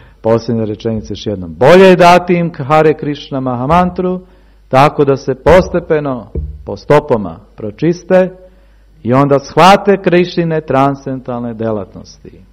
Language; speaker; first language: Serbian; early bilingual, heritage; Serbian